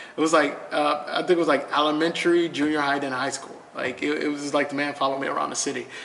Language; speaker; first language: English; native; English